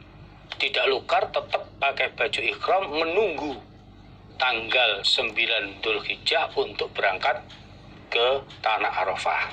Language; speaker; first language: Indonesian; non-native, local second language; Javanese